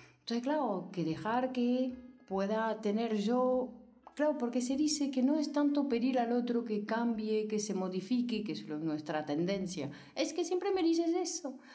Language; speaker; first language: Spanish; non-native, fluent; French